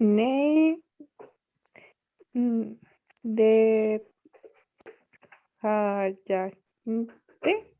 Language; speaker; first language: Swedish; non-native, learner; Spanish